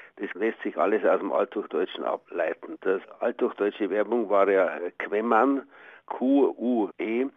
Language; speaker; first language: German; native; German